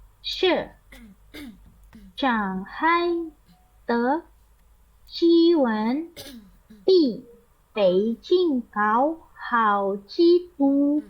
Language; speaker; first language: Chinese; non-native, learner; Indonesian